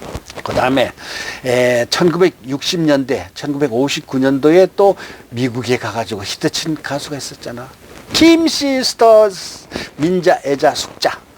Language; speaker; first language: Korean; native; Korean